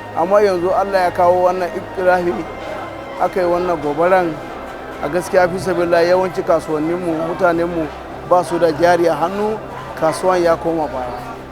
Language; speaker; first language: Hausa; native; Hausa